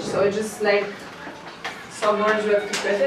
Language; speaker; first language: English; non-native, fluent; French